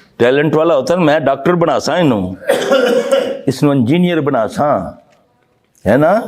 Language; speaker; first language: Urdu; non-native, local second language; Punjabi